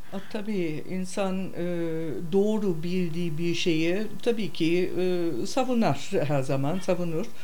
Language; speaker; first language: Turkish; non-native, fluent; German